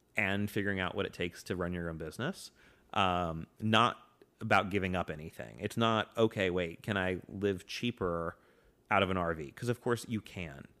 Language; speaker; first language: English; native; English